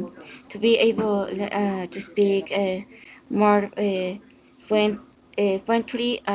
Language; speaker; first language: English; non-native, learner; Spanish